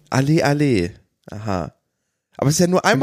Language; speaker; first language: German; native; German